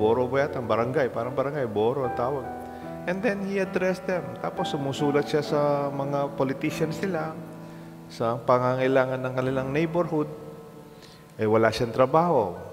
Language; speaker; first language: Filipino; non-native, local second language; Pampanga